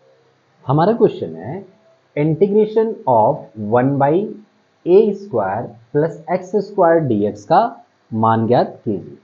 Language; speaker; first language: Hindi; native; Hindi